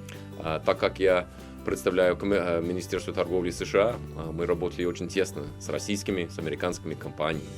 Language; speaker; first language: Russian; non-native, fluent; English